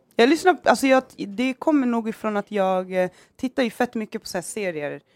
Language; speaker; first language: Swedish; early bilingual, other home language; Somali